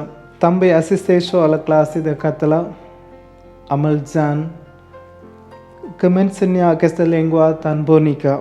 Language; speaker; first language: Catalan; non-native, learner; Tamil